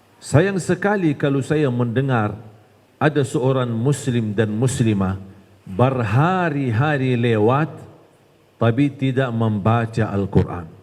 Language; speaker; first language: Malay; non-native, fluent; Arabic